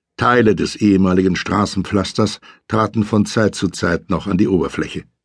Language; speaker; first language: German; native; German